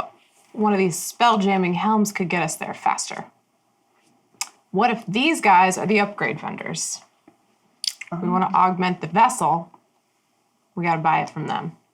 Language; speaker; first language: English; native; English